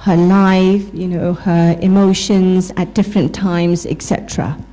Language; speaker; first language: English; non-native, fluent; Burmese